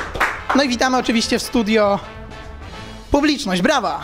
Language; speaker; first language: Polish; native; Polish